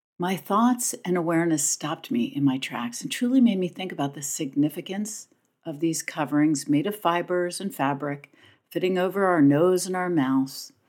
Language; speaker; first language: English; native; English